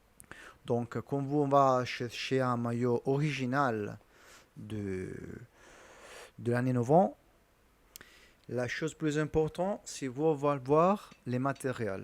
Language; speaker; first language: French; non-native, learner; Italian